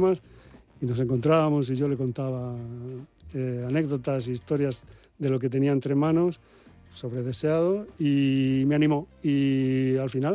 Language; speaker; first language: Spanish; native; Spanish